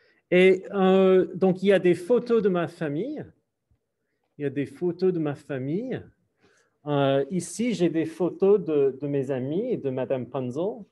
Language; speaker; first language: French; non-native, fluent; English